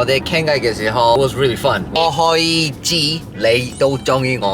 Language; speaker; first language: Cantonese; non-native, learner; Korean